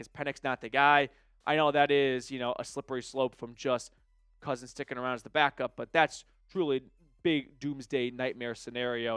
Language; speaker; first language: English; native; English